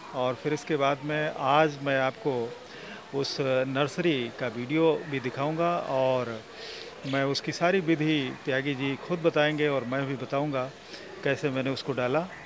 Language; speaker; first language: Hindi; native; Hindi